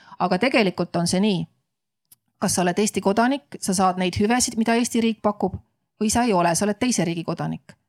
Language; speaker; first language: Estonian; native; Estonian